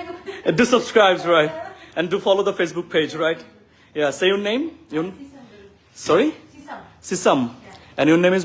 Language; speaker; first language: English; non-native, fluent; Bangla